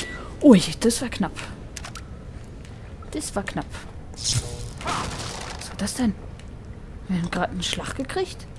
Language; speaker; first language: German; native; German